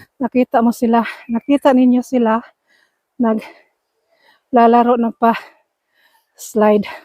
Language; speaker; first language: Filipino; non-native, local second language; Cebuano